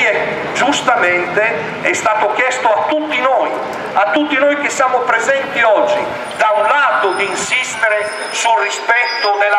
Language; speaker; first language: Italian; native; Italian